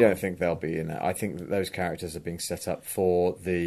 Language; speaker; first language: English; native; English